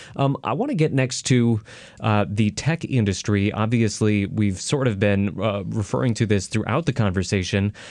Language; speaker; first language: English; native; English